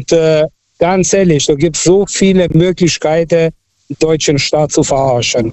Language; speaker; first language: German; non-native, fluent; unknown